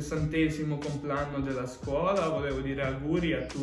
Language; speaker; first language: Italian; early bilingual, other home language; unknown